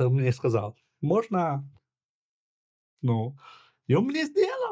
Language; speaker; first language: Russian; non-native, learner; Italian